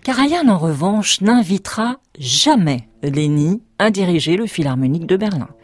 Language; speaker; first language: French; native; French